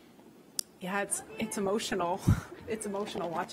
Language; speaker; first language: English; native; English